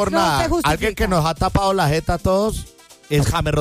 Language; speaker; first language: Spanish; native; Spanish